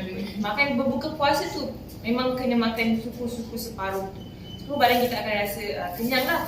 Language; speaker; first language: Malay; native; Malay